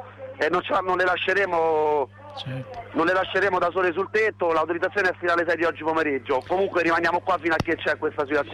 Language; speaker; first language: Italian; native; Italian